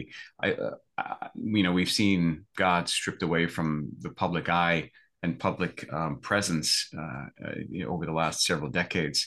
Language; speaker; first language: English; native; English